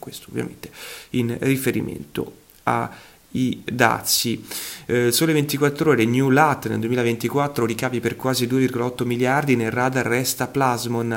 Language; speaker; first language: Italian; native; Italian